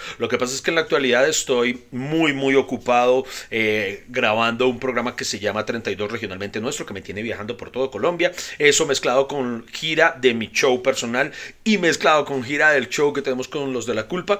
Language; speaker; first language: Spanish; native; Spanish